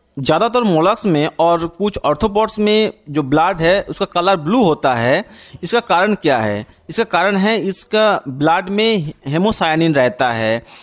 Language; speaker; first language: Hindi; non-native, local second language; Bangla